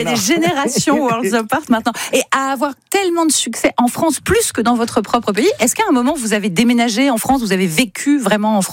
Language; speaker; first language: French; native; French